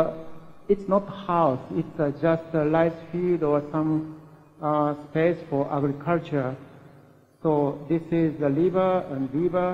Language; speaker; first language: English; non-native, learner; Japanese